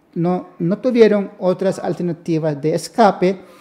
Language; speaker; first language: Spanish; non-native, local second language; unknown